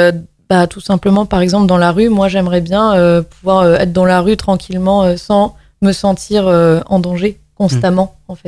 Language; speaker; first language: French; native; French